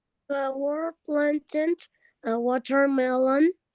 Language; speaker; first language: English; non-native, learner; Spanish